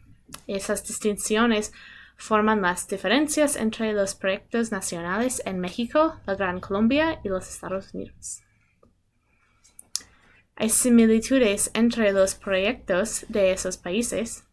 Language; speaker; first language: Spanish; non-native, learner; English